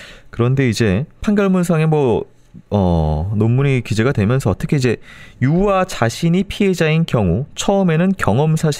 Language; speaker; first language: Korean; native; Korean